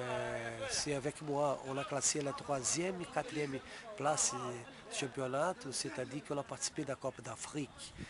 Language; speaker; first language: French; non-native, fluent; Portuguese